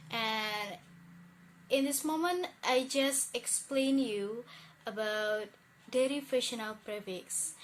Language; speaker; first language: English; non-native, learner; Indonesian